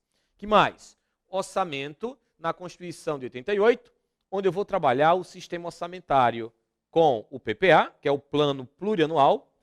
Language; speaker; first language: Portuguese; native; Portuguese